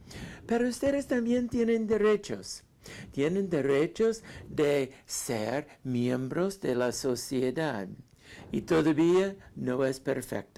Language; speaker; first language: Spanish; non-native, fluent; English